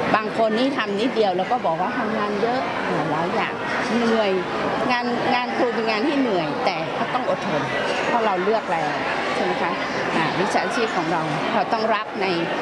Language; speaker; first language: Thai; native; Thai